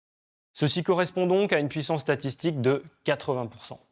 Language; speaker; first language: French; native; French